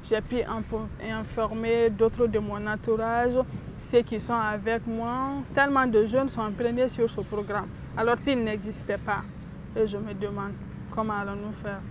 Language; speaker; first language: French; non-native, local second language; Bambara